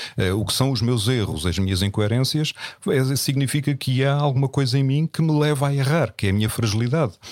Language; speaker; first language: Portuguese; native; Portuguese